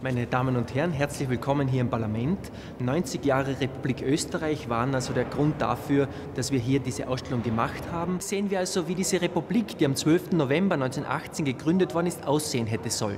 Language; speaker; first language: German; native; German